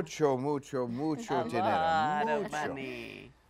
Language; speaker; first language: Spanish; non-native, learner; English